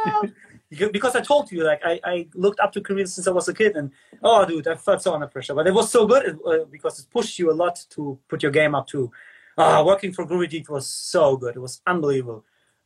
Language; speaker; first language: English; non-native, fluent; German